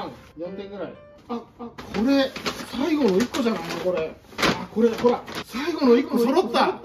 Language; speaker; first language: Japanese; native; Japanese